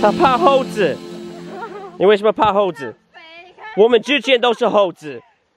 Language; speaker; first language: Chinese; non-native, learner; English